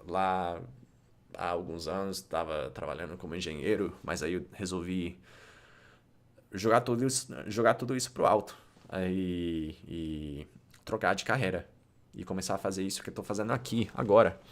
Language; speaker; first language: Portuguese; non-native, fluent; English